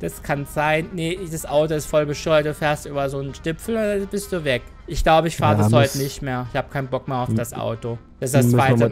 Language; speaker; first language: German; native; German